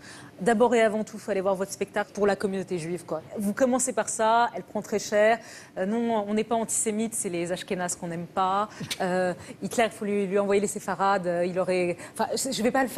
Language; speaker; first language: French; native; French